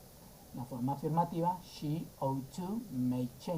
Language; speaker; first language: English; non-native, fluent; Spanish